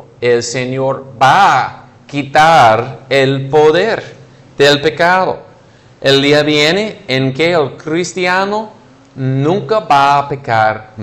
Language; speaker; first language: Spanish; non-native, fluent; English